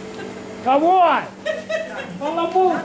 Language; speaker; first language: Russian; native; Russian